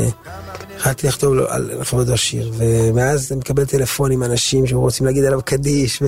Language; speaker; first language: Hebrew; native; Hebrew